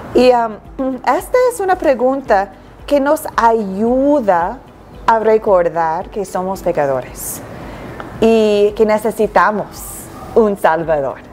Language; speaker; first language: Spanish; non-native, fluent; English